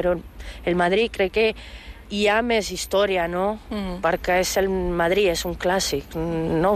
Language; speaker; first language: Catalan; non-native, fluent; Portuguese